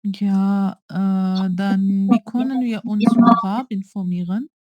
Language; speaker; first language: German; non-native, learner; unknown